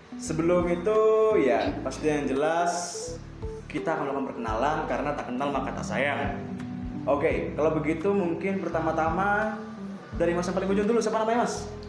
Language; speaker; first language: Indonesian; native; Indonesian